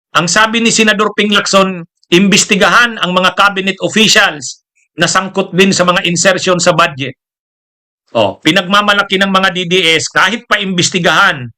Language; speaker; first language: Filipino; non-native, local second language; Bikol